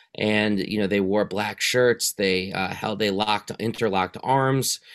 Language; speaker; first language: English; native; English